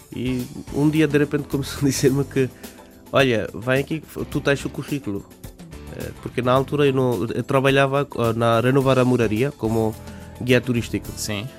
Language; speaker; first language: Portuguese; non-native, learner; Bangla